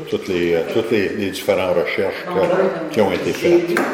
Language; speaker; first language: French; native; French